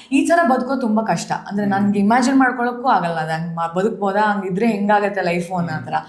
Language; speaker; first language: Kannada; native; Kannada